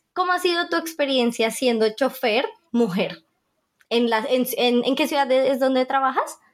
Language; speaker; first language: Spanish; native; Spanish